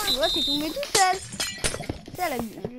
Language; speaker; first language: French; native; French